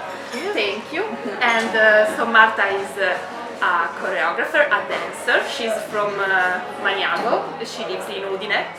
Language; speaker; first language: English; non-native, fluent; Italian